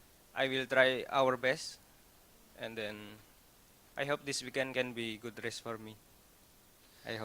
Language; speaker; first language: English; non-native, learner; Indonesian